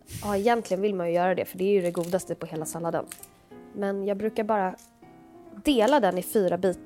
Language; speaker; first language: Swedish; native; Swedish